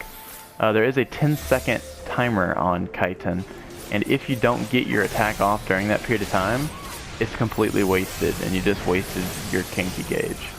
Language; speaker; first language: English; native; English